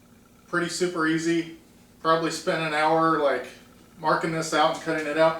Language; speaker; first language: English; native; English